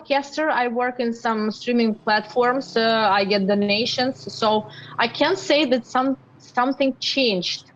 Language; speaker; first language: English; non-native, learner; Russian